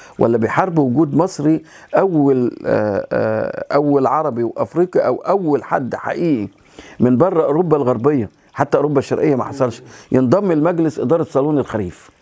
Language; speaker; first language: Arabic; native; Arabic